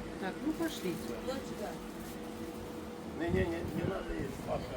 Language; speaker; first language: Russian; non-native, learner; Arabic